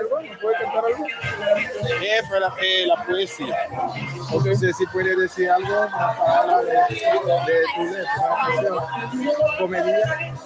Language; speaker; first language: Spanish; non-native, learner; Haitian Creole